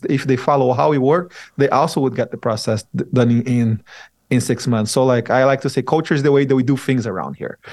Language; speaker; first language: English; non-native, fluent; Portuguese